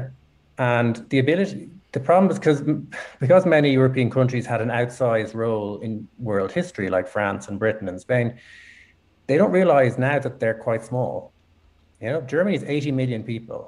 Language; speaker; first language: English; native; English